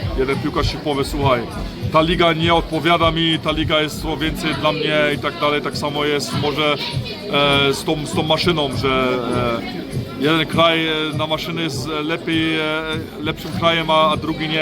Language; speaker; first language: Polish; early bilingual, heritage; Polish